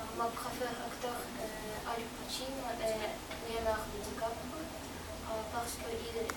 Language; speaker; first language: French; non-native, learner; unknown